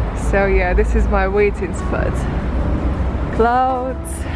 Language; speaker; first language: English; non-native, fluent; Russian